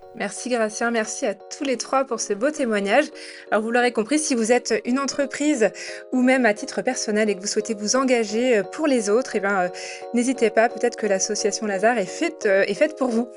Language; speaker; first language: French; native; French